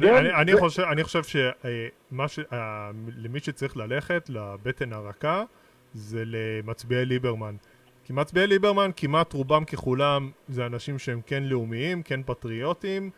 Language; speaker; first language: Hebrew; native; Hebrew